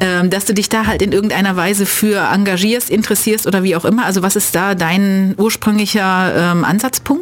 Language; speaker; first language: German; native; German